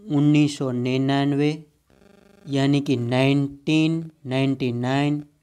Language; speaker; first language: Hindi; non-native, local second language; Gujarati